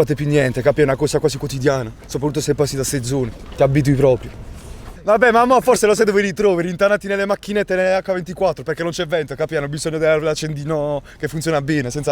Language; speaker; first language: Italian; native; Italian